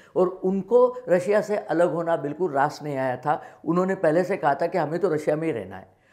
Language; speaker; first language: Hindi; non-native, local second language; Marathi